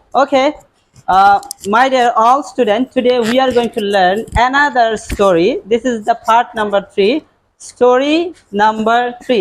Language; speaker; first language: English; non-native, local second language; Bangla